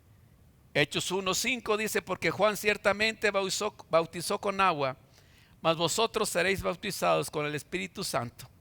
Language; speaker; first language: Spanish; native; Spanish